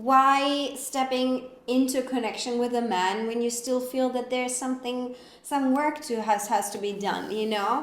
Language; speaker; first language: English; non-native, fluent; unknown